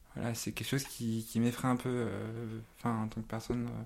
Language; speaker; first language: French; native; French